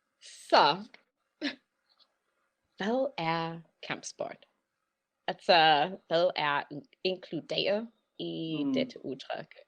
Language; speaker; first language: Danish; non-native, learner; English